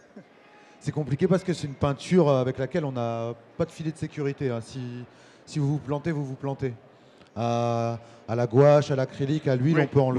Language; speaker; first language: French; native; French